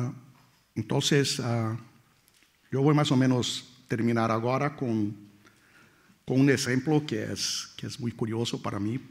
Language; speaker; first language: Spanish; non-native, fluent; Portuguese